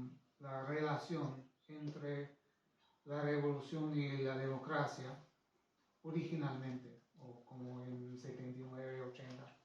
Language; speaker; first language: Spanish; non-native, fluent; English